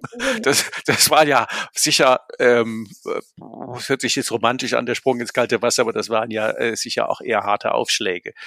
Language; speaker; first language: German; native; German